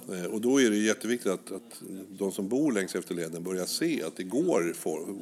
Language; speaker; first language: Swedish; native; Swedish